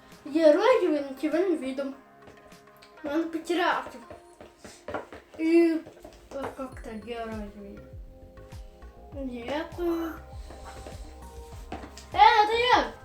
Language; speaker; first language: Russian; early bilingual, heritage; Russian